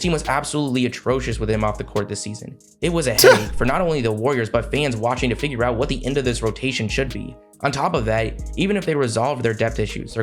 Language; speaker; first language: English; native; English